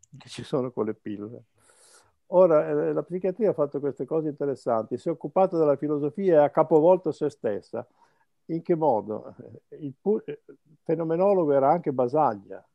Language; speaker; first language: Italian; native; Italian